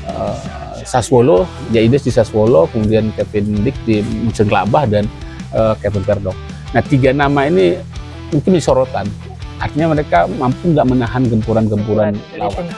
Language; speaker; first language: Indonesian; native; Indonesian